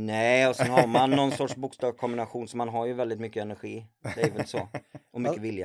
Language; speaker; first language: Swedish; native; Swedish